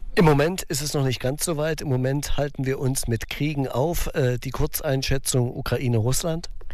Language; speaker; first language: German; native; German